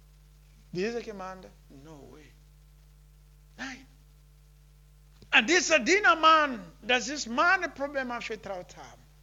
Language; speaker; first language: German; non-native, learner; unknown